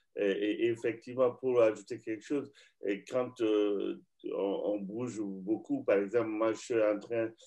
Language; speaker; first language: French; non-native, local second language; Bambara